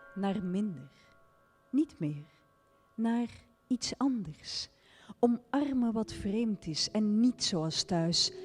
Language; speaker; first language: Dutch; native; Dutch